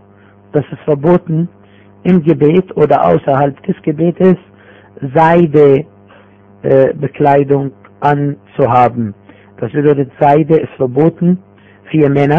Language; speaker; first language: German; non-native, fluent; Arabic